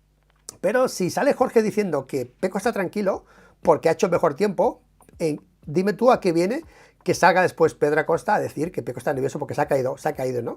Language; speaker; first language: Spanish; native; Spanish